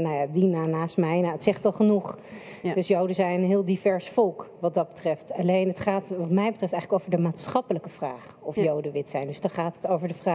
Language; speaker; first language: Dutch; native; Dutch